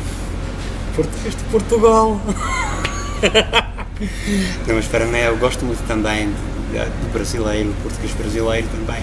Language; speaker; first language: Portuguese; non-native, fluent; English